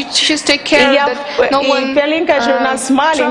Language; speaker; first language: Russian; non-native, learner; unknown